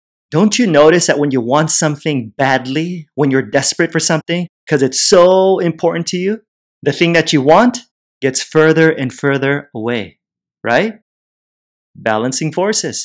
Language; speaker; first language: English; native; English